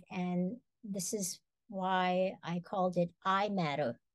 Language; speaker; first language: English; native; English